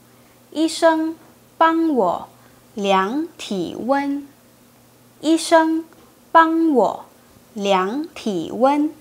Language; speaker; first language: Chinese; non-native, fluent; Indonesian